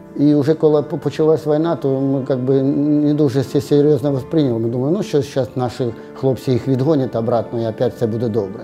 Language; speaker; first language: Ukrainian; non-native, local second language; Russian